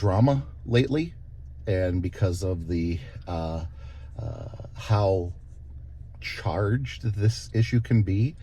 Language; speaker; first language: English; native; English